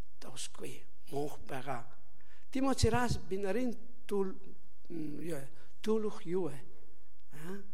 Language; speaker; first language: Mongolian; non-native, learner; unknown